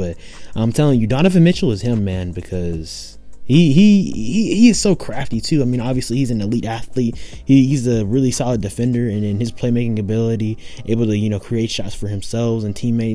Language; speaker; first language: English; native; English